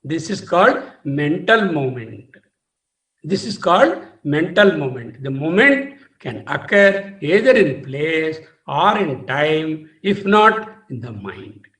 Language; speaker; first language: English; non-native, local second language; Telugu